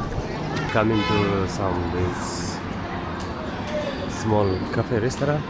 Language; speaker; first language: English; non-native, learner; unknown